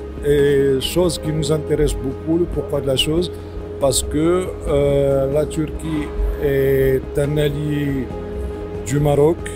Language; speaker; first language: French; non-native, local second language; Arabic